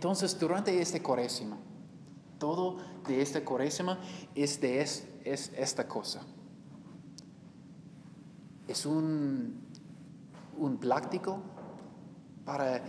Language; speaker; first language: Spanish; non-native, learner; English